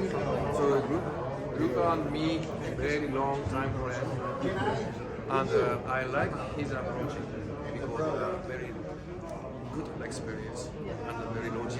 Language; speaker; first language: English; non-native, learner; Japanese